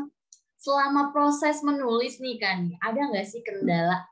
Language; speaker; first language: Indonesian; native; Indonesian